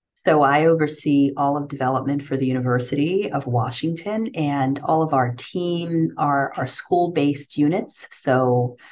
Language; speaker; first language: English; native; English